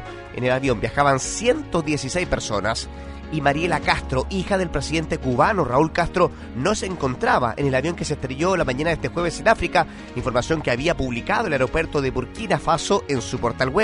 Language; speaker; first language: Spanish; native; Spanish